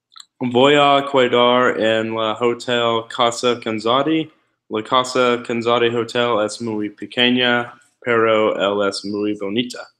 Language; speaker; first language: Spanish; non-native, learner; English